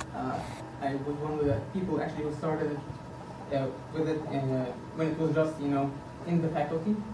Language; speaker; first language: English; non-native, fluent; Arabic